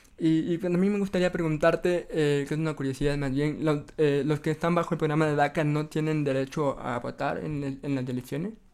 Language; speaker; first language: Spanish; native; Spanish